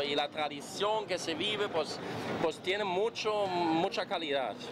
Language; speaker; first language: Spanish; non-native, fluent; German